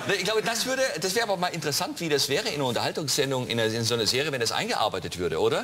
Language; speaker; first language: German; native; German